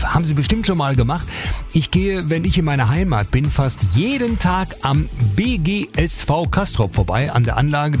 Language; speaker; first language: German; native; German